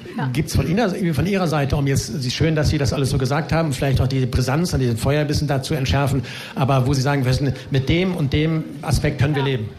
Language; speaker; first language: German; native; German